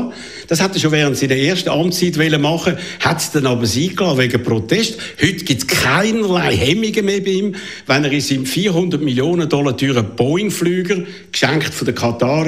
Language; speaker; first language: German; native; German